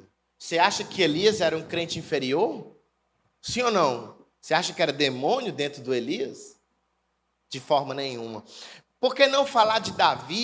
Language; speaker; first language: Portuguese; native; Portuguese